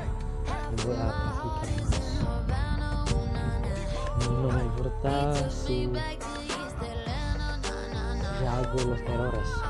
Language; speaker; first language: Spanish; non-native, learner; Indonesian